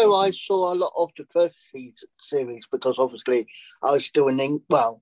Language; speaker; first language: English; native; English